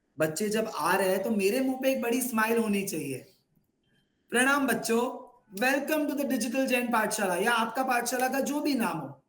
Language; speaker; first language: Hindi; non-native, local second language; Gujarati